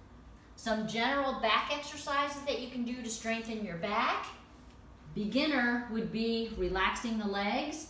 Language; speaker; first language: English; native; English